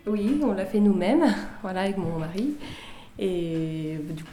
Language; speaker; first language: French; native; French